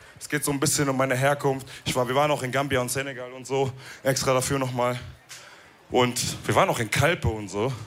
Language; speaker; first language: German; early bilingual, other home language; Wolof